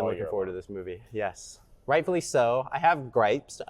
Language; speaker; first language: English; native; English